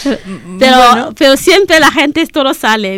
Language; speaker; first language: Spanish; non-native, learner; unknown